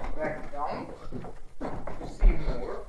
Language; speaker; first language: English; non-native, fluent; Croatian